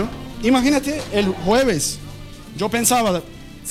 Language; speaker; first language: Spanish; non-native, learner; Turkish